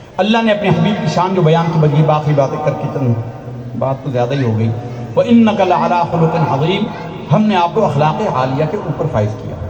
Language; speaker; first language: Urdu; non-native, local second language; Punjabi